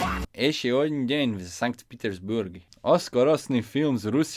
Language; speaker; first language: Russian; non-native, learner; English